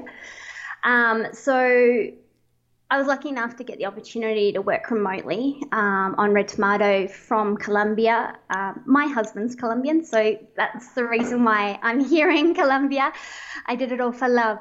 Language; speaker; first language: English; native; English